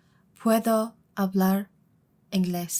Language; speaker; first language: Spanish; non-native, learner; Mongolian